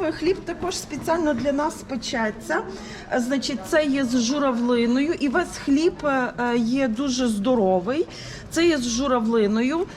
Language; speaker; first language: Ukrainian; native; Ukrainian